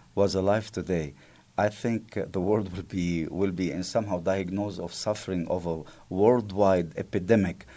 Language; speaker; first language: English; non-native, fluent; Arabic